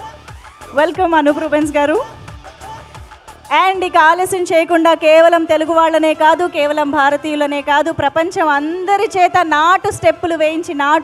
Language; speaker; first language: Telugu; native; Telugu